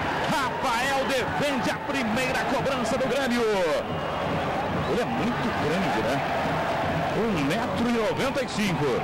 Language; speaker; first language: Portuguese; native; Portuguese